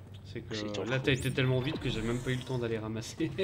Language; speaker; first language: French; native; French